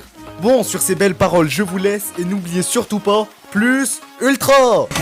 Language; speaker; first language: French; native; French